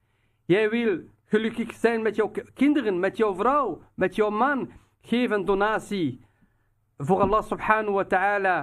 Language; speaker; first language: Dutch; non-native, fluent; Riffian